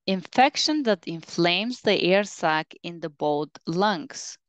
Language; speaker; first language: English; non-native, fluent; Bulgarian